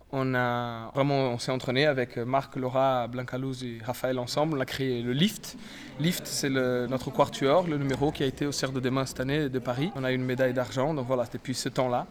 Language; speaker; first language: French; non-native, fluent; Portuguese